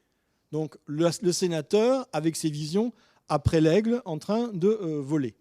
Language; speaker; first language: French; native; French